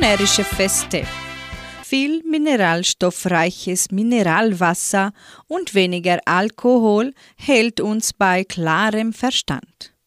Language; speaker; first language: German; native; German